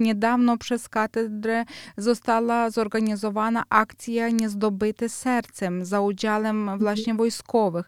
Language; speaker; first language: Ukrainian; non-native, learner; Polish